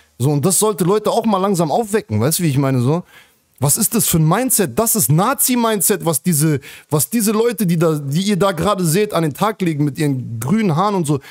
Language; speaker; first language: German; native; German